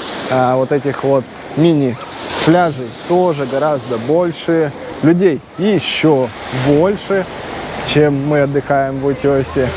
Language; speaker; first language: Russian; native; Russian